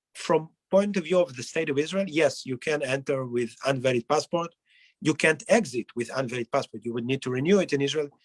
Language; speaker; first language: English; non-native, fluent; Hebrew